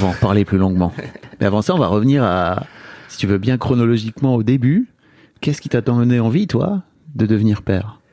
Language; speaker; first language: French; native; French